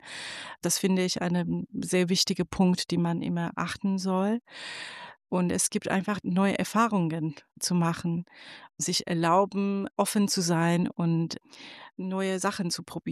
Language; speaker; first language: German; non-native, fluent; Persian